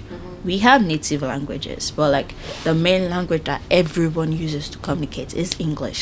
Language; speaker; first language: English; non-native, local second language; Yoruba